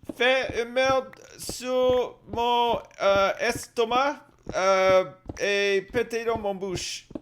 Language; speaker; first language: French; non-native, learner; English